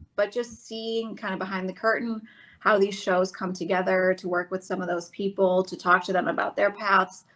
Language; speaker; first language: English; native; English